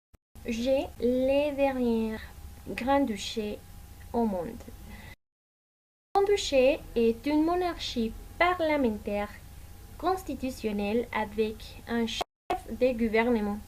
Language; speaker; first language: French; non-native, learner; Spanish